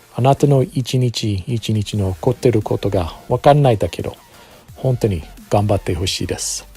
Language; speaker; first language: Japanese; non-native, learner; English